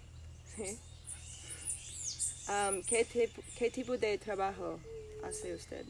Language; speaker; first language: Spanish; non-native, learner; English